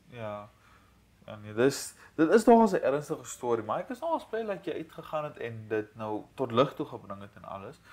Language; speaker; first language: Afrikaans; native; Afrikaans